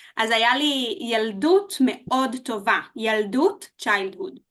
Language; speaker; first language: Hebrew; native; Hebrew